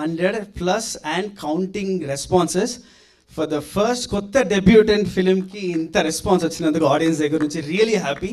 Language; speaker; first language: Telugu; native; Telugu